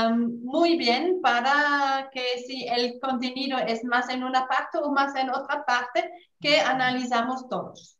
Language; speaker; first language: Spanish; non-native, fluent; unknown